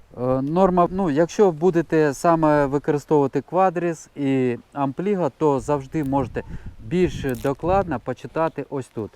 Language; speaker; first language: Ukrainian; non-native, local second language; Russian